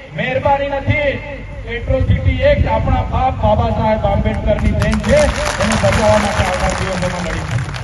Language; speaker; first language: Gujarati; non-native, local second language; Vasavi